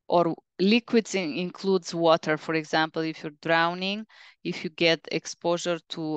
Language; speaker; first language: English; non-native, fluent; Bulgarian